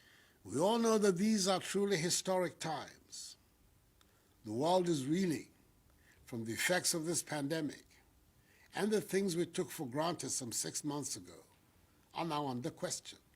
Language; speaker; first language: English; non-native, local second language; Akan